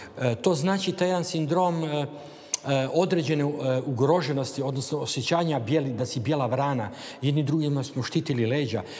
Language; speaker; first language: Croatian; native; Croatian